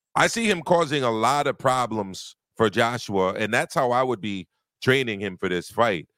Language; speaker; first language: English; native; English